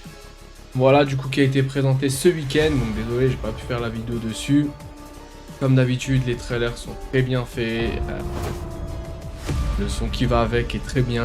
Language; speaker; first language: French; native; French